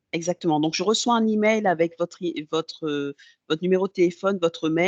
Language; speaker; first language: French; native; French